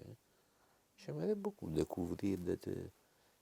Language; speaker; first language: French; non-native, fluent; Italian